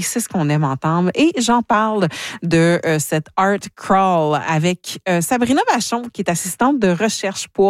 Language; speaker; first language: French; native; French